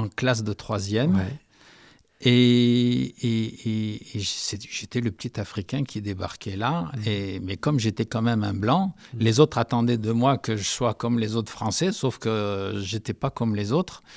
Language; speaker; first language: French; early bilingual, heritage; French